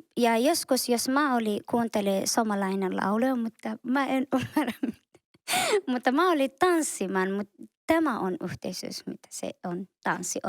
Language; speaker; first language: Finnish; non-native, learner; Somali